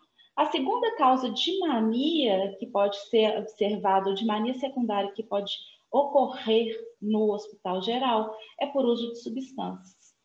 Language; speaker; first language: Portuguese; native; Portuguese